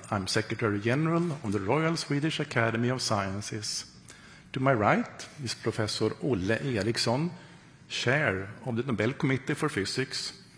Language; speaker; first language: English; non-native, fluent; Swedish